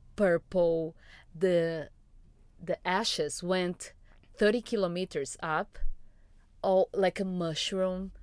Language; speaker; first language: English; non-native, fluent; Portuguese